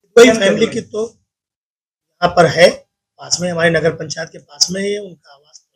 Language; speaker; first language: Hindi; native; Hindi